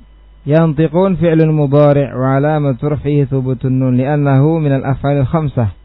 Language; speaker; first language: Arabic; non-native, fluent; Indonesian